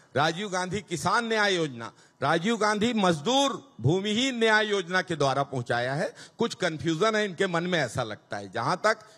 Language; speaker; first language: Hindi; native; Hindi